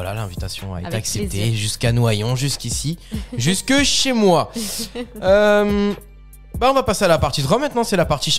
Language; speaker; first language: French; native; French